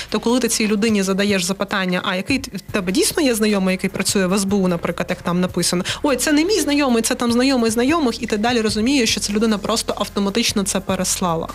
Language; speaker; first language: Ukrainian; native; Ukrainian